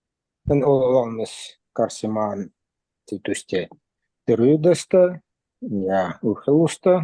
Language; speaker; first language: Finnish; non-native, learner; Russian